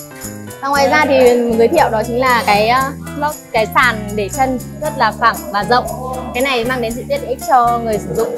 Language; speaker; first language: Vietnamese; native; Vietnamese